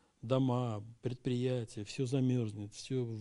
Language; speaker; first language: Russian; native; Russian